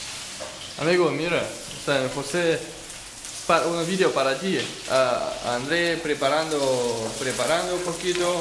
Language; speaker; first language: Spanish; non-native, learner; Russian